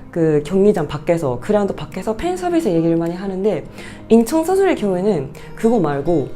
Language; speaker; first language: Korean; non-native, fluent; Japanese